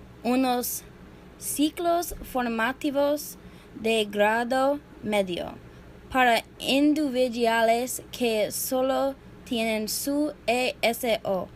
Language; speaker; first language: Spanish; non-native, learner; English